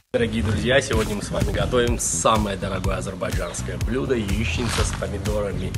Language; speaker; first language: Russian; non-native, local second language; Azerbaijani